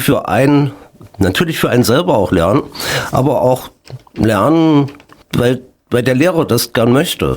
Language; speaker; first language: German; native; German